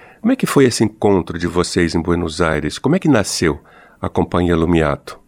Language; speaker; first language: Portuguese; native; Portuguese